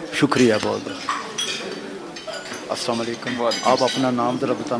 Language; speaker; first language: Urdu; native; Urdu